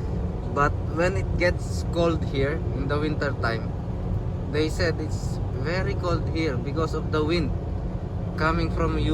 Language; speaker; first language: English; non-native, learner; Filipino